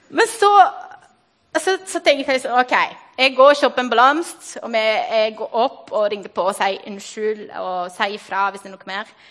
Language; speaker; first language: Norwegian; non-native, fluent; Portuguese